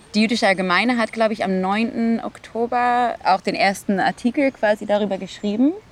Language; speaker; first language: German; non-native, fluent; Hebrew